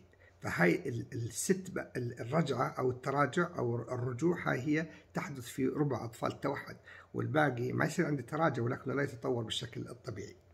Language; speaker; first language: Arabic; native; Arabic